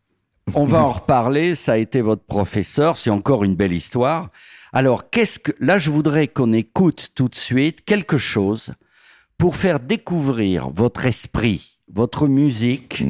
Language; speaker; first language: French; native; French